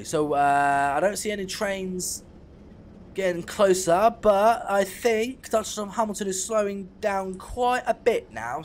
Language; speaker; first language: English; native; English